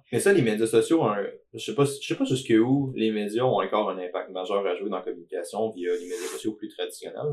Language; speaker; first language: French; native; French